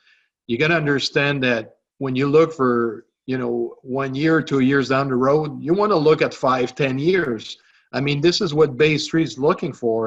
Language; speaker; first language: English; non-native, local second language; French